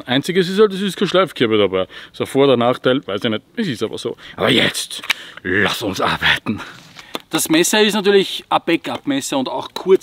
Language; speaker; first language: German; native; German